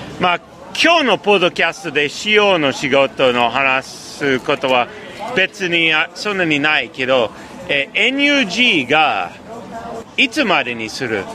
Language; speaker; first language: Japanese; non-native, fluent; Persian